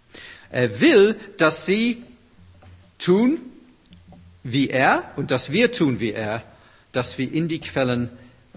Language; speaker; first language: German; non-native, fluent; English